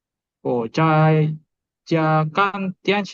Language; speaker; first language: Chinese; non-native, learner; Indonesian